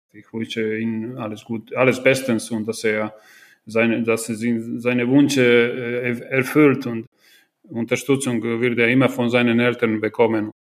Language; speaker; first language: German; non-native, fluent; Croatian